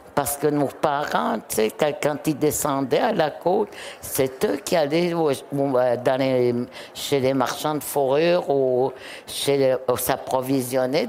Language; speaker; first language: French; non-native, local second language; Innu-aimun